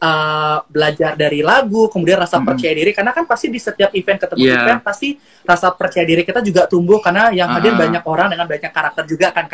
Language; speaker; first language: Indonesian; native; Indonesian